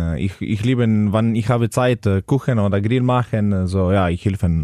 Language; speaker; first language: German; non-native, learner; Slovenian